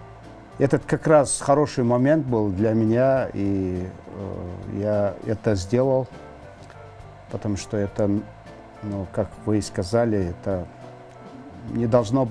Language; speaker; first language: Russian; non-native, local second language; Kyrgyz